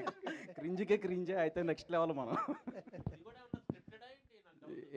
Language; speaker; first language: Telugu; native; Telugu